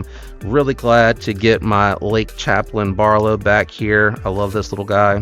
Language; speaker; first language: English; native; English